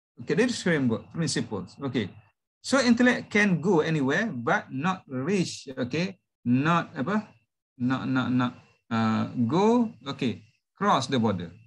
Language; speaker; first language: English; non-native, local second language; Malay